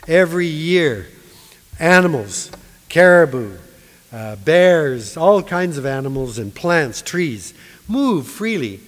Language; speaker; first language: English; native; English